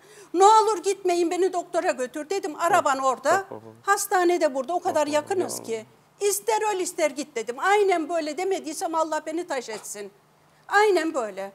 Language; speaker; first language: Turkish; native; Turkish